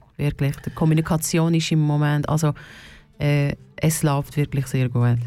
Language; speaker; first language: German; non-native, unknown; Turkish